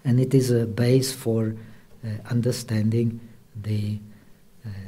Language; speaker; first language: English; non-native, fluent; Czech